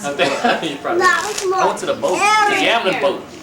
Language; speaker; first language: English; native; English